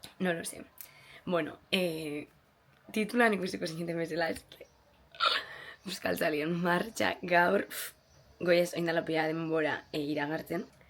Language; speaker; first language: Basque; native; Basque